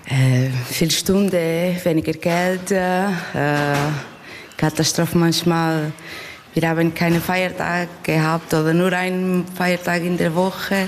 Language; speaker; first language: German; non-native, learner; Portuguese